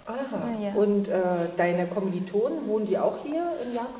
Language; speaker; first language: German; native; German